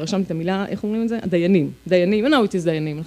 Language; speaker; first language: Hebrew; native; Hebrew